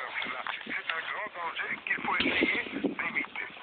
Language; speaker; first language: French; native; French